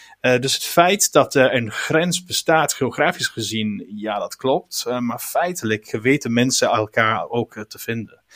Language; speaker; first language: Dutch; non-native, fluent; German